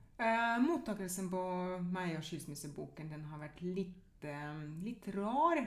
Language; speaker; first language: Norwegian; non-native, fluent; Finnish